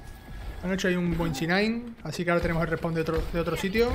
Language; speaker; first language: Spanish; native; Spanish